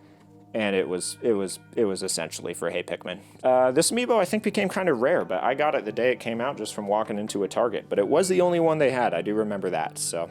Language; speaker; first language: English; native; English